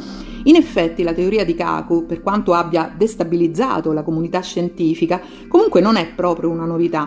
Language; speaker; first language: Italian; native; Italian